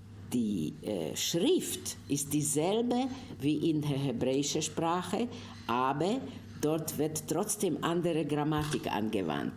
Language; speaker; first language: German; non-native, fluent; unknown